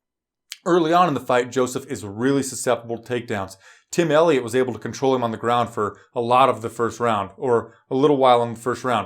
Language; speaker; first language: English; native; English